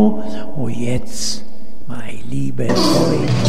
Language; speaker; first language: German; non-native, learner; Italian